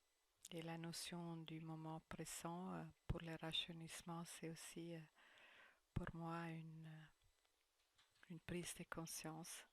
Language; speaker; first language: French; non-native, fluent; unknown